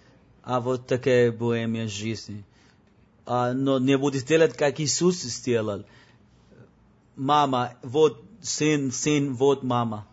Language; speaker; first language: Russian; non-native, learner; Spanish